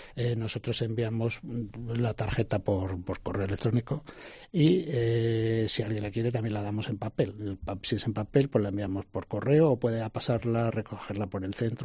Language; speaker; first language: Spanish; native; Spanish